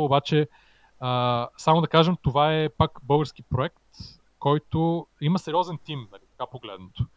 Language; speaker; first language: Bulgarian; native; Bulgarian